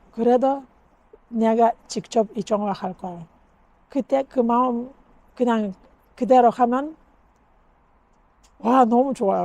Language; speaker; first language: Korean; non-native, learner; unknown